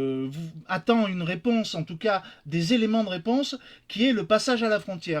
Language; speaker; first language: French; native; French